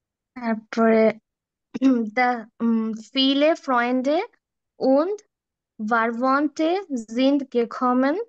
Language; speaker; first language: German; non-native, learner; Bangla